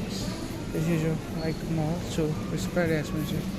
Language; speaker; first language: English; non-native, learner; Nepali